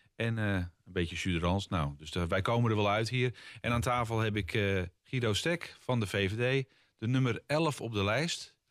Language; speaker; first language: Dutch; native; Dutch